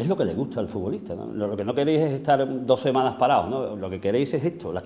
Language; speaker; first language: Spanish; native; Spanish